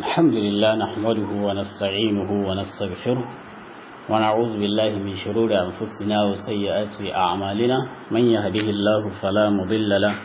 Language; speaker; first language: Arabic; non-native, fluent; Hausa